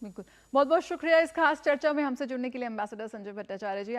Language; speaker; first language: Hindi; native; Hindi